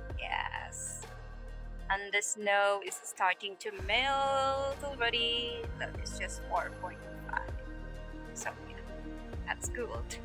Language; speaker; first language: English; non-native, local second language; Filipino